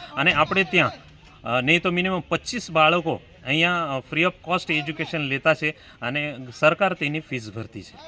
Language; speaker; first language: Gujarati; non-native, local second language; Marathi